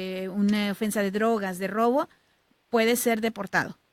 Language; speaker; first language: Spanish; native; Spanish